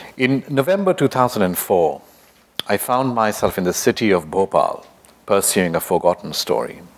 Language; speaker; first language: English; non-native, local second language; Bangla